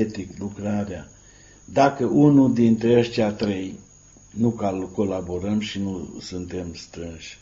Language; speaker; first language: Romanian; non-native, local second language; Hungarian